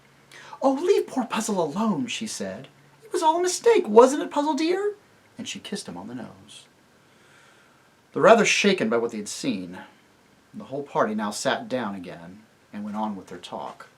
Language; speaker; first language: English; native; English